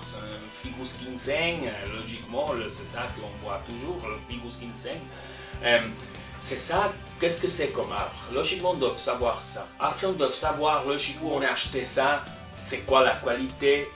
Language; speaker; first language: French; non-native, local second language; German